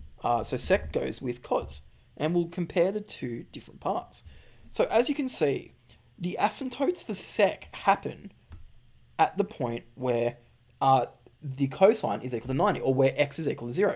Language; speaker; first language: English; native; English